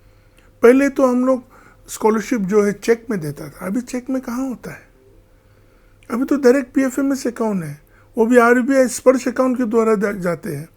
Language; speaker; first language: Hindi; non-native, local second language; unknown